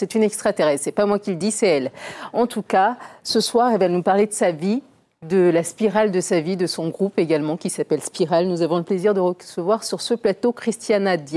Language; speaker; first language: French; native; French